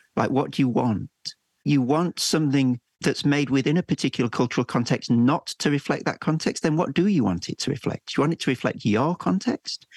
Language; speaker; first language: English; native; English